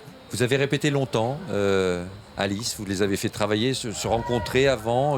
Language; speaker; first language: French; native; French